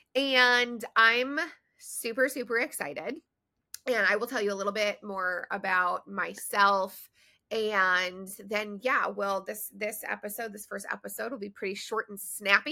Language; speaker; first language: English; native; English